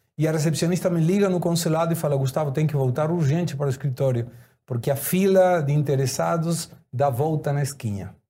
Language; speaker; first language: Portuguese; non-native, fluent; Spanish